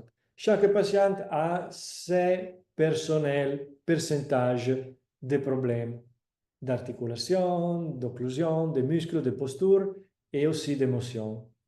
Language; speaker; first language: French; non-native, fluent; Italian